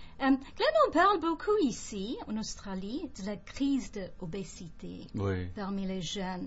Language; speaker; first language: French; non-native, fluent; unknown